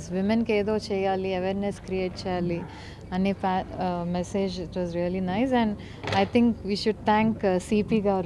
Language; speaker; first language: Telugu; native; Telugu